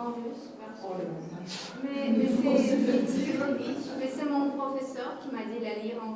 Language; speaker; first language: French; non-native, learner; Russian